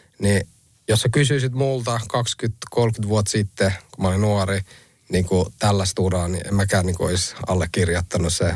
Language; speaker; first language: Finnish; early bilingual, other home language; Albanian